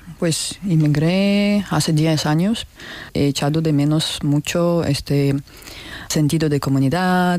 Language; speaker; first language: Spanish; non-native, learner; Russian